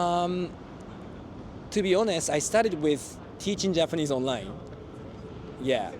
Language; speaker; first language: English; non-native, fluent; Japanese